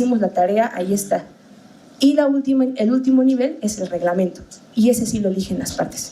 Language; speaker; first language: Spanish; native; Spanish